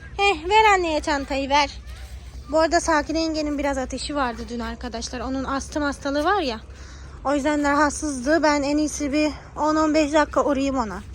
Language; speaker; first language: Turkish; native; Turkish